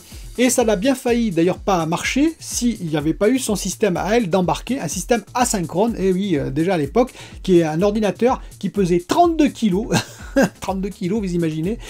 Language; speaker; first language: French; native; French